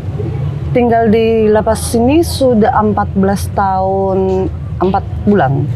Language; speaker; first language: Indonesian; non-native, fluent; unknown